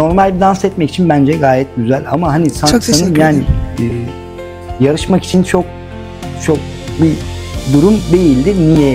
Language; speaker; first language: Turkish; native; Turkish